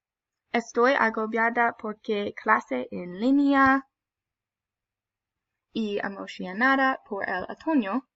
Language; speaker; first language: Spanish; non-native, learner; English